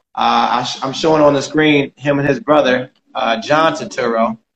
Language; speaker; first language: English; native; English